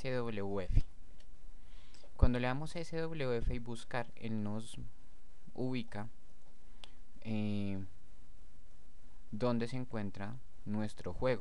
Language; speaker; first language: Spanish; native; Spanish